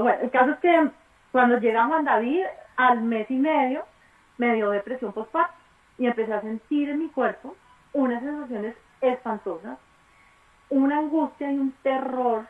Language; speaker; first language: Spanish; native; Spanish